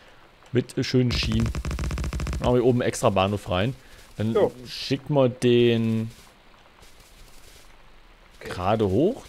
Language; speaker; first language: German; native; German